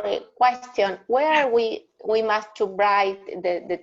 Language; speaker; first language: English; non-native, learner; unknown